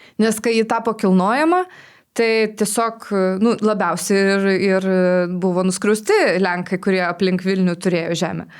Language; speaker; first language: Lithuanian; non-native, local second language; Polish